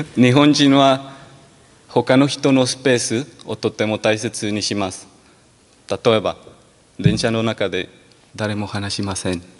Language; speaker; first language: Japanese; non-native, fluent; Spanish